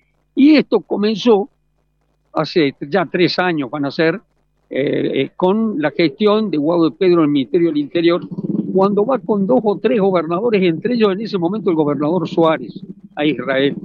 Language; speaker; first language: Spanish; native; Spanish